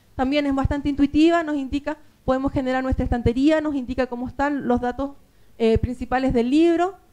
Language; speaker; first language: Spanish; native; Spanish